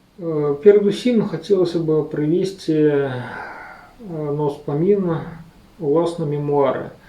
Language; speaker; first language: Belarusian; native; Belarusian